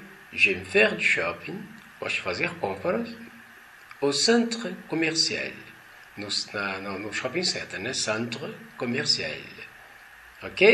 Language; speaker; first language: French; non-native, fluent; Portuguese